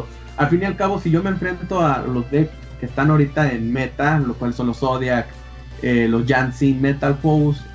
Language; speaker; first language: Spanish; native; Spanish